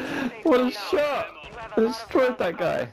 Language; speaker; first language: English; native; English